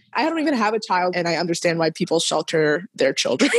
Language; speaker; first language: English; early bilingual, other home language; Spanish